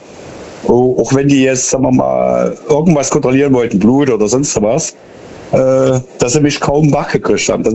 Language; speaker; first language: German; native; German